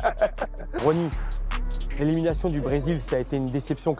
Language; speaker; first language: French; native; French